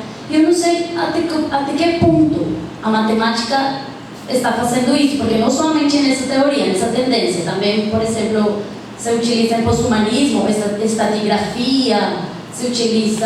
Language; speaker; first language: Portuguese; non-native, fluent; Spanish